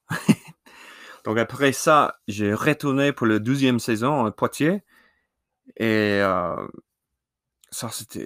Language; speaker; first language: French; non-native, learner; English